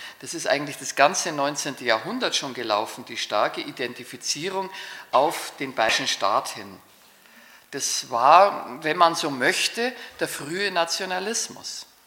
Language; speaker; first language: German; native; German